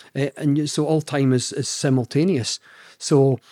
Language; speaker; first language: English; native; English